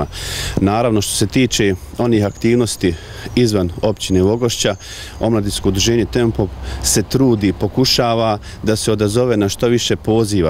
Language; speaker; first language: Croatian; native; Croatian